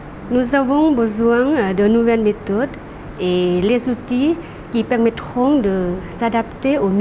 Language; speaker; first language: French; non-native, fluent; Lao